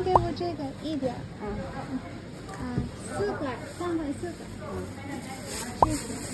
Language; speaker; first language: Chinese; non-native, learner; Filipino